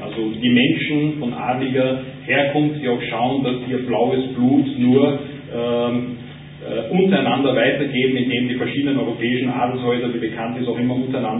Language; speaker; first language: German; native; German